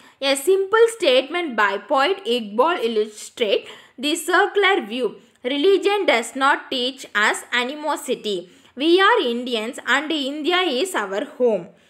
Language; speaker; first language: English; non-native, local second language; Tamil